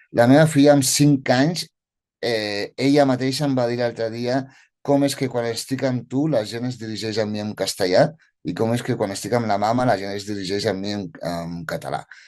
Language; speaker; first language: Catalan; early bilingual, other home language; Arabic